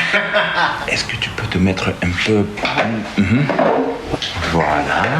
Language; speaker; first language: French; non-native, fluent; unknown